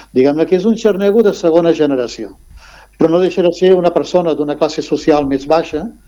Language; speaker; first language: Catalan; non-native, local second language; Spanish